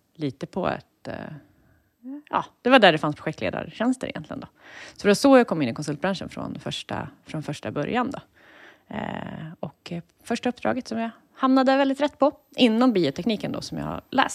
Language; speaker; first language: Swedish; native; Swedish